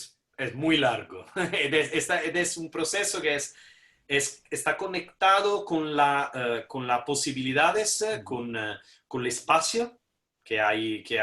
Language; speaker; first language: Spanish; non-native, fluent; Italian